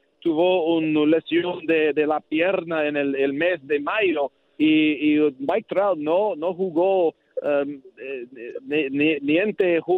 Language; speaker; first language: Spanish; non-native, learner; English